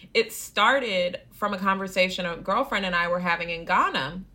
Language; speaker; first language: English; native; English